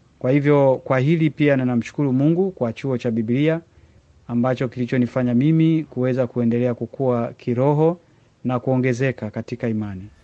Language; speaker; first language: Swahili; native; Swahili